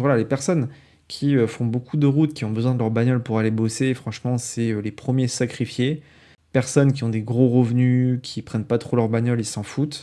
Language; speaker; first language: French; native; French